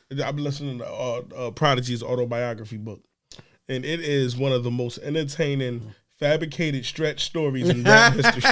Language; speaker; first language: English; native; English